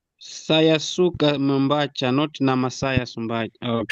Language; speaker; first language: Indonesian; non-native, learner; Nyanja